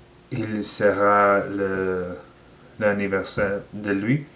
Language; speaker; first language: French; non-native, learner; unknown